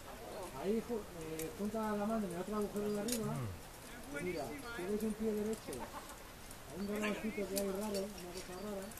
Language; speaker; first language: Spanish; native; Spanish